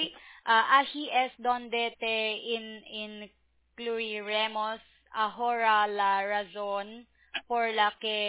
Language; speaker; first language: Spanish; non-native, learner; English